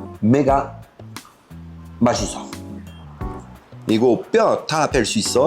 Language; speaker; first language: Korean; non-native, fluent; French